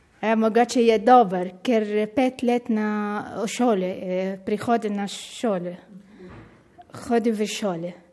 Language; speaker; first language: Slovenian; non-native, learner; Arabic